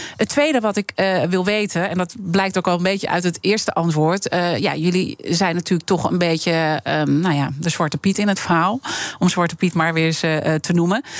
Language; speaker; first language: Dutch; native; Dutch